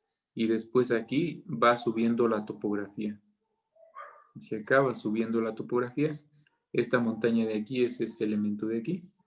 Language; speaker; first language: Spanish; native; Spanish